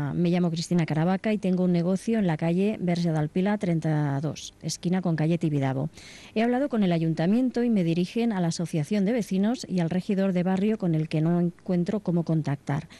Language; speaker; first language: Spanish; non-native, local second language; Catalan